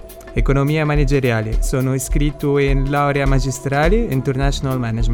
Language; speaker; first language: Italian; non-native, learner; Arabic